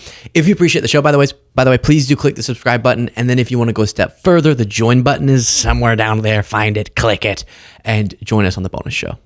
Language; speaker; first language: English; native; English